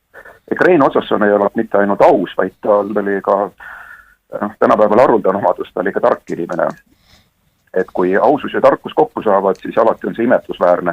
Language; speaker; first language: Estonian; native; Estonian